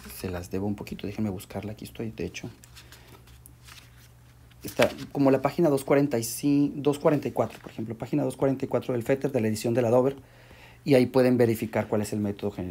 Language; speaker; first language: Spanish; native; Spanish